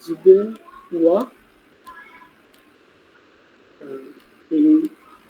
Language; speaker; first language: German; non-native, learner; Bangla